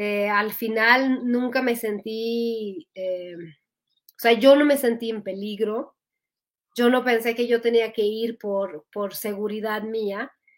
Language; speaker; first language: Spanish; non-native, fluent; Swedish